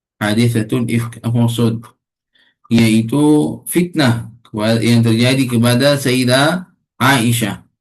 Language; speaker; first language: Malay; non-native, fluent; Arabic